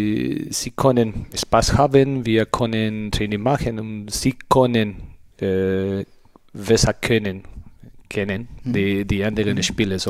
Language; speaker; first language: German; non-native, learner; Spanish